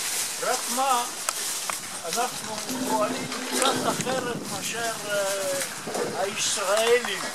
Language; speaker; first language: Hebrew; non-native, fluent; Italian